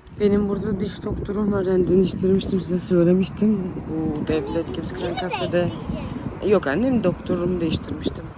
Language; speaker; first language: Turkish; early bilingual, heritage; Turkish